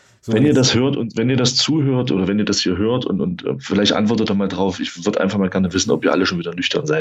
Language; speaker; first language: German; native; German